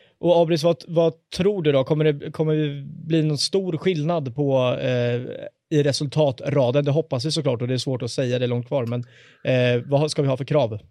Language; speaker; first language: Swedish; native; Swedish